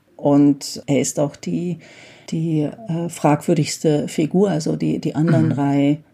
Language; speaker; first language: German; early bilingual, heritage; Hungarian